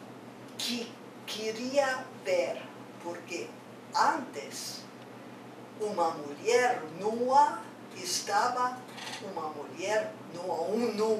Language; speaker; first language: Portuguese; non-native, fluent; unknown